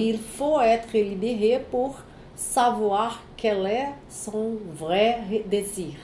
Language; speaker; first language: French; non-native, fluent; Portuguese